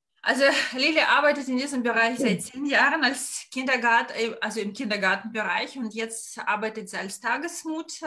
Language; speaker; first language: German; non-native, fluent; Russian